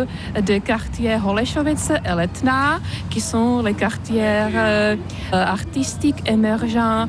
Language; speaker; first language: French; non-native, fluent; Czech